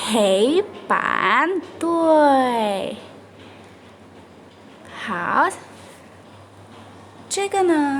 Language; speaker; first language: Chinese; non-native, fluent; Indonesian